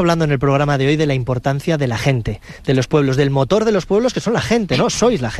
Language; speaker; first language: Spanish; native; Spanish